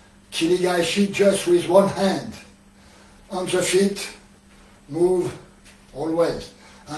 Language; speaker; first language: English; non-native, learner; French